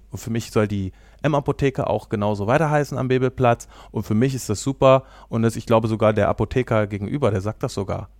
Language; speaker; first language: German; native; German